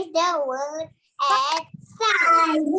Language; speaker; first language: English; non-native, learner; Malay